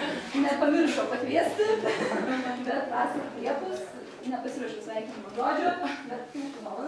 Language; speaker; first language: Lithuanian; native; Lithuanian